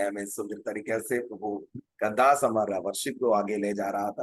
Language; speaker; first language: Hindi; non-native, local second language; Malayalam